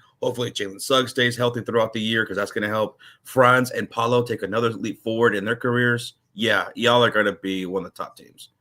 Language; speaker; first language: English; native; English